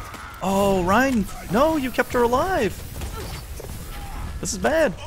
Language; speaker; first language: English; native; English